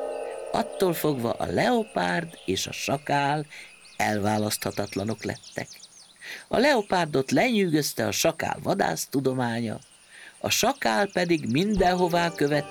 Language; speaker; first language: Hungarian; native; Hungarian